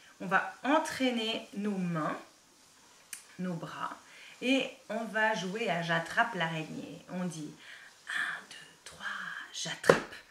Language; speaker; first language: French; native; French